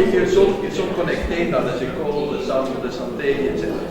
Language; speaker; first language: French; non-native, learner; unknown